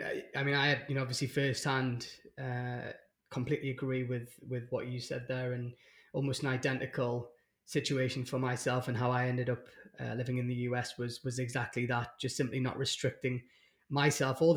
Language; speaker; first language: English; native; English